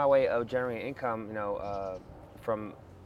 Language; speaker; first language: English; non-native, fluent; French